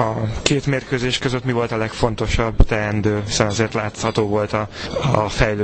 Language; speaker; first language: Hungarian; native; Hungarian